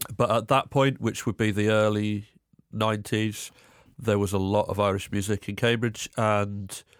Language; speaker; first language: English; native; English